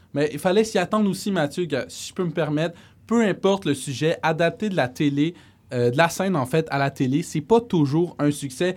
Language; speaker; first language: French; native; French